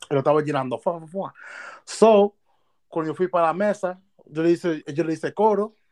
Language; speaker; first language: Spanish; early bilingual, heritage; Spanish